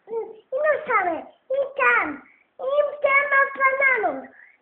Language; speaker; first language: Hebrew; early bilingual, other home language; Russian